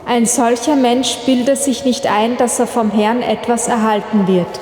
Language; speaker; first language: German; non-native, fluent; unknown